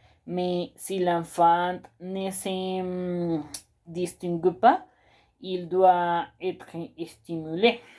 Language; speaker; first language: French; non-native, learner; Spanish